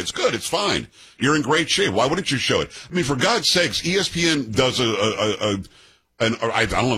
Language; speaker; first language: English; native; English